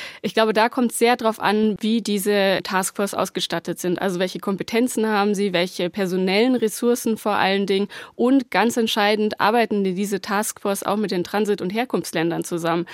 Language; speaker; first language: German; native; German